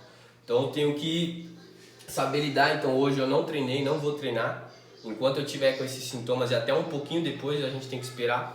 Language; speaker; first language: Portuguese; native; Portuguese